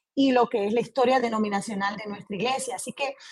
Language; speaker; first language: Spanish; early bilingual, heritage; Spanish